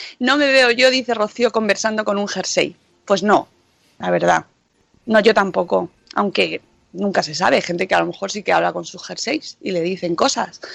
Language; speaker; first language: Spanish; native; Spanish